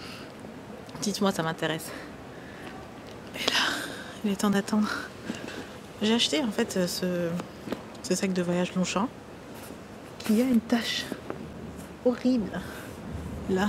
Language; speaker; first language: French; native; French